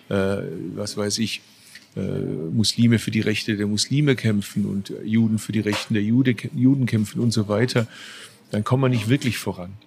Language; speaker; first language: German; early bilingual, other home language; Turkish